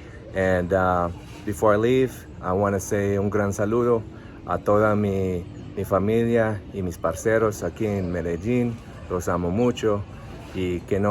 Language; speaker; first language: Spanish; non-native, learner; English